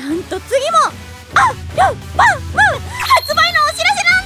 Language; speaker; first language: Japanese; native; Japanese